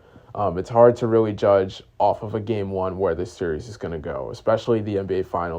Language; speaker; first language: English; native; English